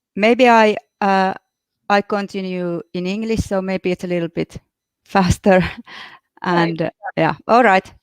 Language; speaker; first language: English; non-native, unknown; Finnish